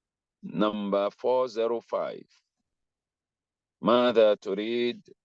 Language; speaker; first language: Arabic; non-native, fluent; English